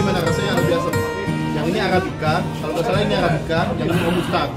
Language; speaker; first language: Indonesian; native; Indonesian